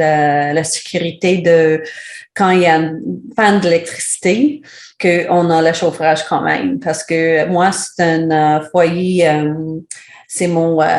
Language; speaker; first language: French; non-native, learner; English